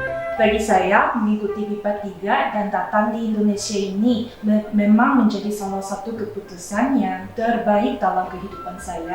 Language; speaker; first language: Indonesian; non-native, fluent; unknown